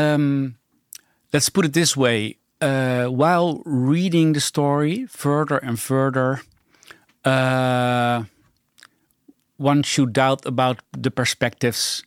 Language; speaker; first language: English; non-native, fluent; Dutch